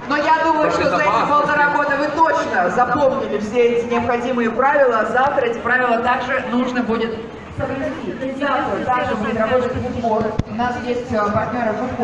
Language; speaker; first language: Russian; native; Russian